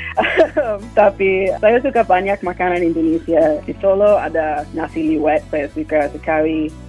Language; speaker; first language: Indonesian; non-native, fluent; English